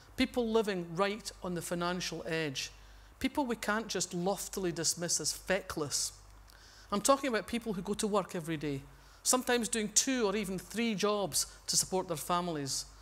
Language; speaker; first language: English; native; English